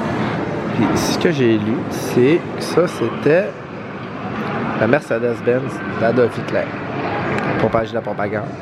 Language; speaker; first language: French; native; French